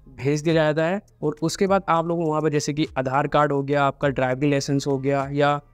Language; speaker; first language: Hindi; native; Hindi